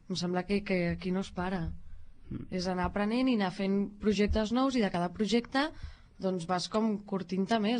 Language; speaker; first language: Catalan; native; Catalan